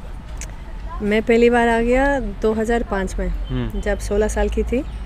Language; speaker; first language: Hindi; non-native, fluent; Spanish